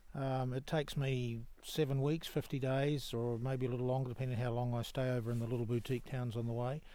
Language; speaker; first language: English; native; English